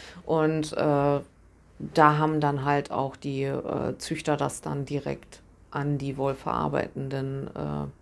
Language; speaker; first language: German; native; German